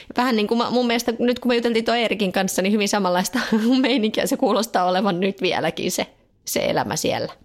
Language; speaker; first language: Finnish; native; Finnish